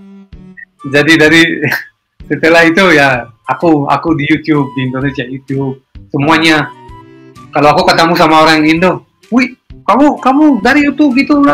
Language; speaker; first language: Indonesian; non-native, fluent; Hebrew